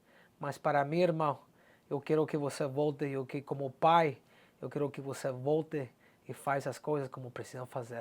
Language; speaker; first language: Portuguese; non-native, learner; English